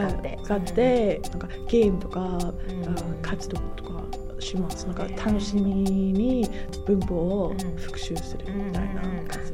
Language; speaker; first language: Japanese; non-native, learner; English